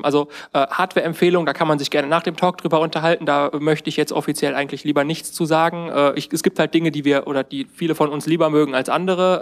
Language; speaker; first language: German; native; German